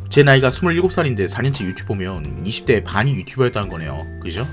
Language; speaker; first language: Korean; native; Korean